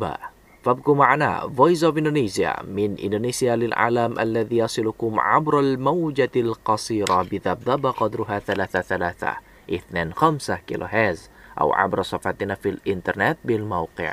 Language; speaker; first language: Arabic; non-native, fluent; Indonesian